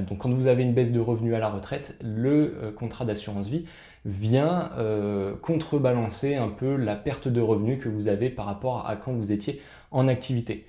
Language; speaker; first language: French; native; French